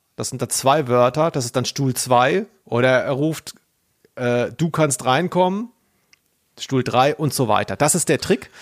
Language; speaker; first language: German; native; German